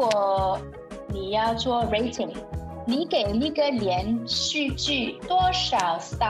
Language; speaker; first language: Chinese; non-native, learner; English